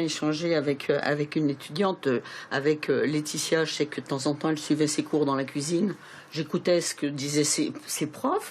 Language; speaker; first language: French; native; French